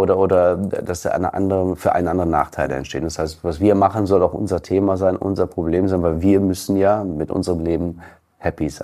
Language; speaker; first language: German; native; German